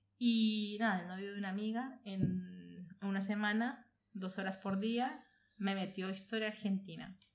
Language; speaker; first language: Spanish; native; Spanish